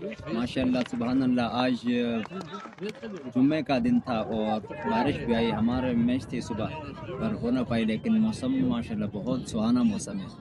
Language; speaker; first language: Hindi; non-native, local second language; Pashto